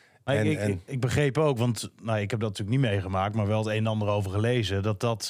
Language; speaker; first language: Dutch; native; Dutch